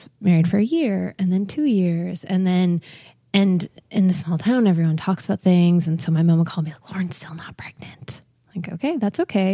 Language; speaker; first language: English; native; English